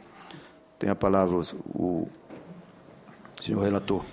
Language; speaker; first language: Portuguese; native; Portuguese